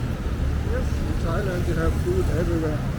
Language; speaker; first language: English; non-native, fluent; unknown